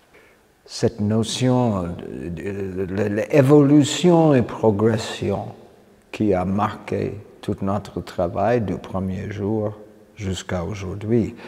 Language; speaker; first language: French; non-native, fluent; English